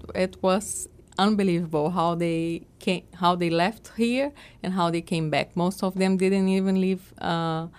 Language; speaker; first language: English; non-native, learner; Portuguese